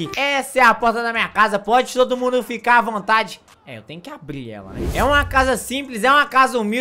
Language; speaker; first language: Portuguese; native; Portuguese